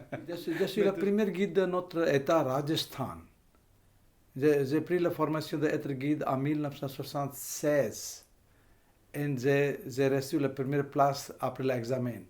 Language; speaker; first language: French; non-native, fluent; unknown